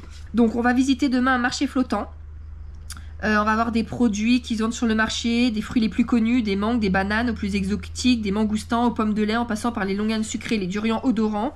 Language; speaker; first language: French; native; French